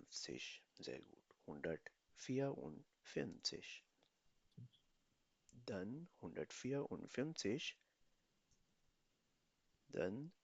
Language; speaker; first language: German; non-native, fluent; Urdu